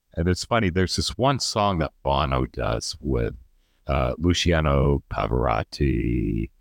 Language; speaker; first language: English; native; English